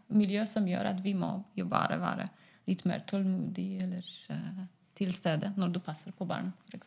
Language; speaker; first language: Norwegian; non-native, fluent; Polish